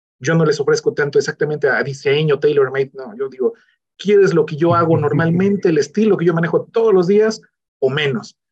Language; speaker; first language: Spanish; native; Spanish